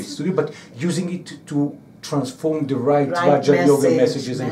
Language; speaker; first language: English; non-native, fluent; Hebrew